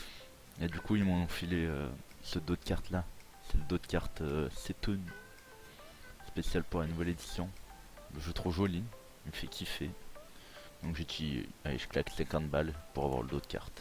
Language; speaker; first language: French; native; French